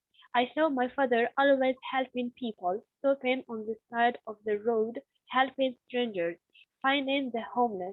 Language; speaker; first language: English; non-native, learner; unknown